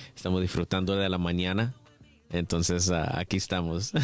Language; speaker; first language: Spanish; early bilingual, heritage; English